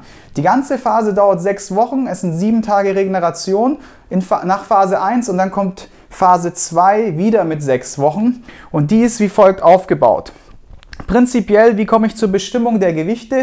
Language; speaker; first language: German; native; German